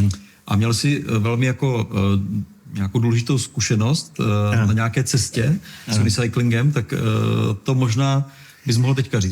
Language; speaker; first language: Czech; native; Czech